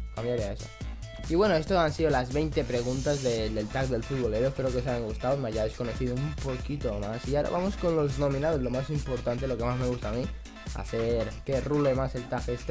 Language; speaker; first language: Spanish; native; Spanish